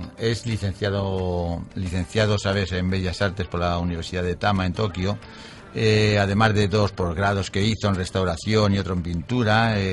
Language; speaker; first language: Spanish; native; Spanish